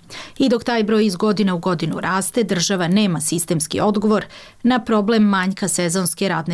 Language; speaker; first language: Serbian; native; Serbian